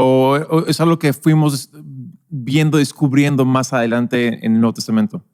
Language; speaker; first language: Spanish; non-native, local second language; English